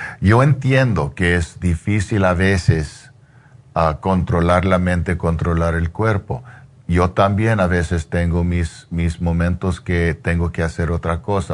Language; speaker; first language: Spanish; non-native, learner; English